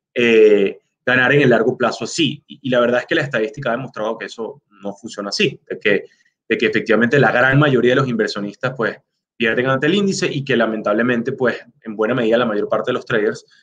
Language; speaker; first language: Spanish; native; Spanish